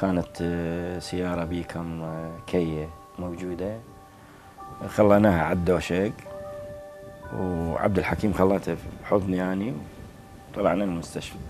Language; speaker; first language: Arabic; native; Arabic